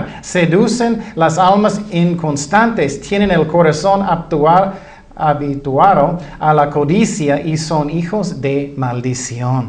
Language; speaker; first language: Spanish; non-native, fluent; English